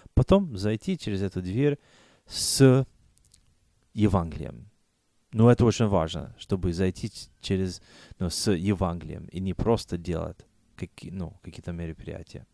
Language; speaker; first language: Russian; non-native, fluent; English